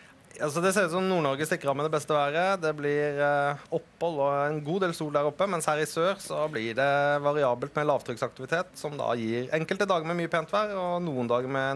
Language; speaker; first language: Norwegian; native; Norwegian